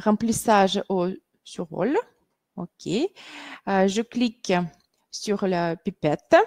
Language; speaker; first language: French; non-native, fluent; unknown